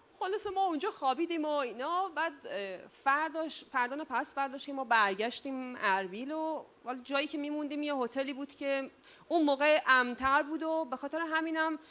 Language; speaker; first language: Persian; non-native, local second language; Azerbaijani